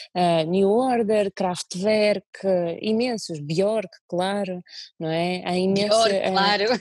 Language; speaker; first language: Portuguese; early bilingual, other home language; Russian